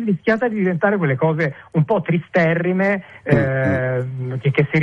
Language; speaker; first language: Italian; native; Italian